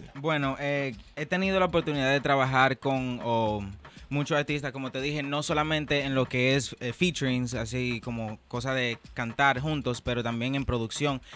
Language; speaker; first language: Spanish; native; Spanish